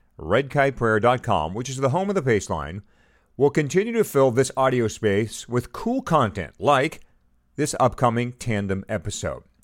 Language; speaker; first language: English; native; English